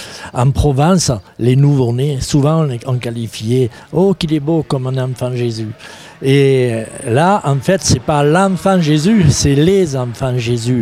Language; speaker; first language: French; native; French